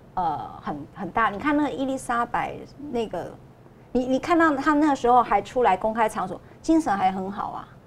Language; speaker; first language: Chinese; non-native, local second language; Min Nan Chinese